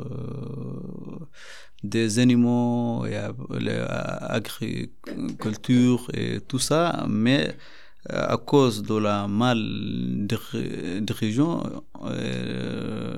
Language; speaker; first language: French; non-native, learner; Arabic